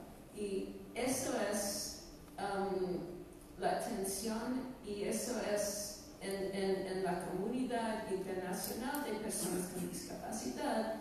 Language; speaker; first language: Spanish; non-native, fluent; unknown